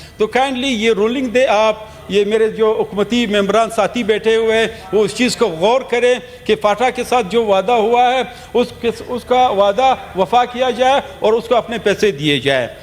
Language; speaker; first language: Urdu; non-native, local second language; Pashto